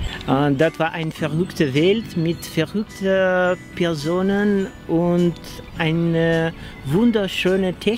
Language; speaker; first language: German; non-native, learner; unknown